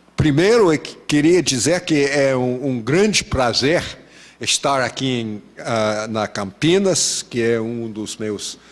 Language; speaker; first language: Portuguese; non-native, fluent; English